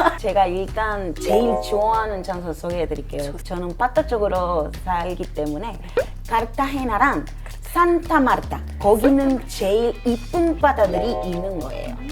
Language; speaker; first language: Korean; non-native, fluent; Spanish